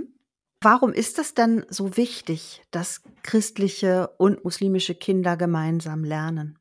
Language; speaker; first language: German; native; German